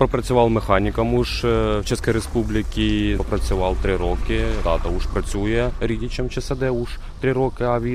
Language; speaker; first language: Czech; non-native, learner; Ukrainian